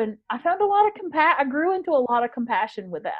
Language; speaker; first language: English; native; English